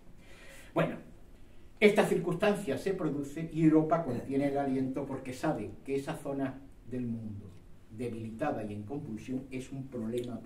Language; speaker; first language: Spanish; native; Spanish